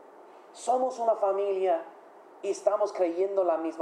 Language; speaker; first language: Spanish; non-native, fluent; English